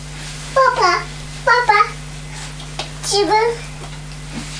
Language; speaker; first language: Japanese; native; Japanese